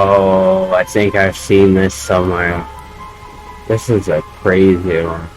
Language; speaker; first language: English; native; English